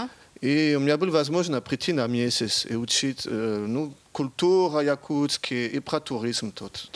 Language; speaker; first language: Russian; early bilingual, heritage; French